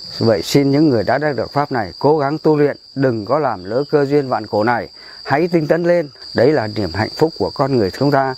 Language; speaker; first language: Vietnamese; non-native, local second language; Tày